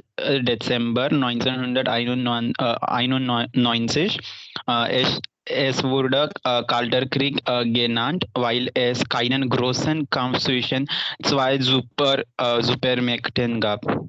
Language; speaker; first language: German; non-native, learner; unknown